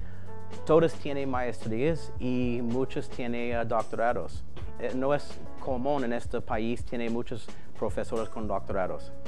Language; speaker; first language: Spanish; non-native, learner; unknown